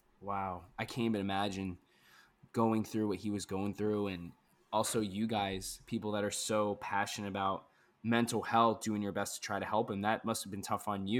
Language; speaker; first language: English; native; English